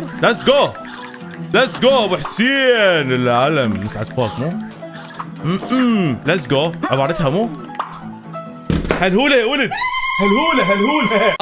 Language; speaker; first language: Arabic; native; Arabic